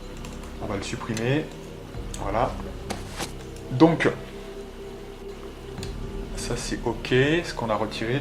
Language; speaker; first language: French; native; French